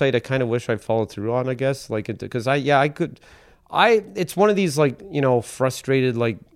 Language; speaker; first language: English; native; English